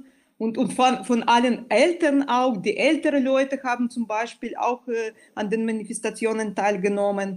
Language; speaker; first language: German; non-native, fluent; Russian